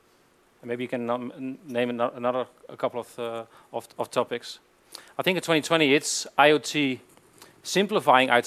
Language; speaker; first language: English; non-native, fluent; Dutch